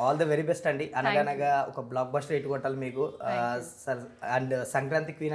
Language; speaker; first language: Telugu; native; Telugu